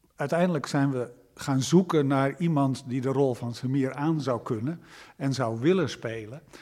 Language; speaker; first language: Dutch; native; Dutch